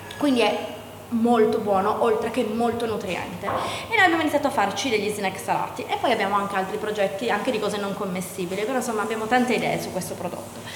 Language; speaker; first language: Italian; native; Italian